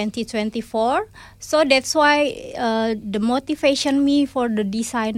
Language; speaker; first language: English; non-native, fluent; Indonesian